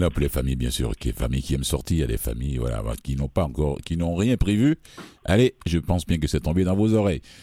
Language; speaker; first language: French; native; French